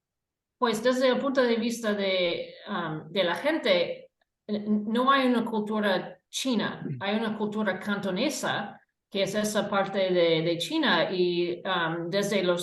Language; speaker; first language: Spanish; non-native, fluent; English